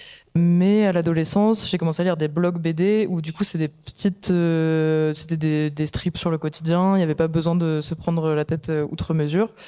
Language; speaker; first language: French; native; French